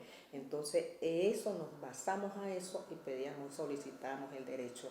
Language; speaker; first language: Spanish; native; Spanish